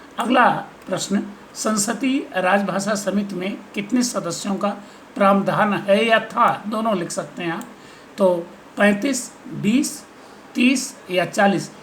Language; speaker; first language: Hindi; native; Hindi